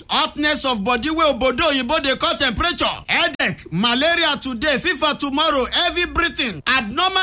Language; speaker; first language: Nigerian Pidgin; native; Nigerian Pidgin